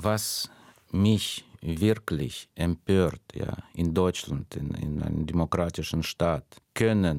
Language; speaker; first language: German; non-native, fluent; Russian